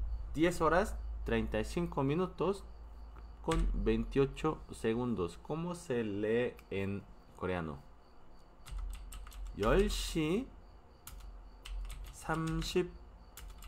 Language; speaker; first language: Spanish; non-native, fluent; Korean